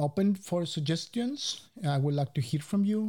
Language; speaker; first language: English; non-native, fluent; Spanish